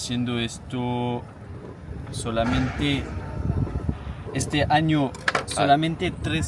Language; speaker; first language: Spanish; non-native, learner; Bangla